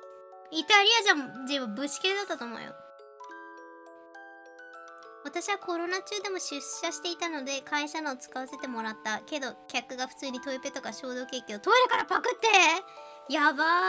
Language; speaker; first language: Japanese; native; Japanese